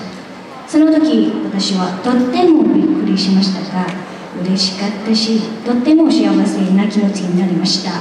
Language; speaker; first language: Japanese; non-native, learner; Thai